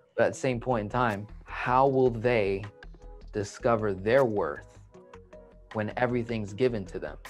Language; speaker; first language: English; native; English